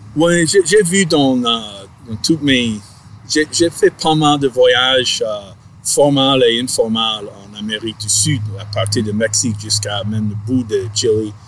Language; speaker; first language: French; non-native, fluent; English